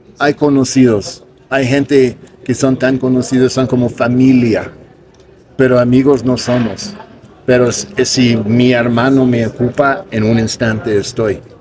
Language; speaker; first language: Spanish; non-native, fluent; English